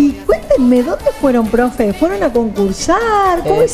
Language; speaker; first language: Spanish; native; Spanish